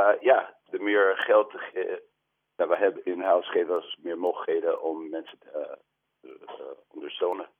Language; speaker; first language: Dutch; non-native, fluent; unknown